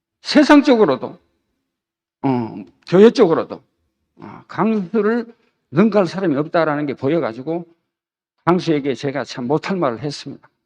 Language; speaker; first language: Korean; native; Korean